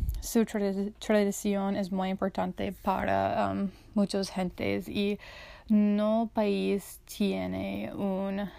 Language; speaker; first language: Spanish; non-native, learner; English